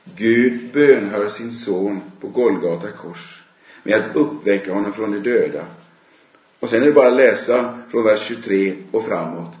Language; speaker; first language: Swedish; native; Swedish